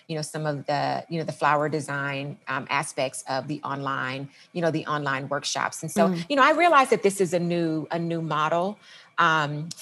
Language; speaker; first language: English; native; English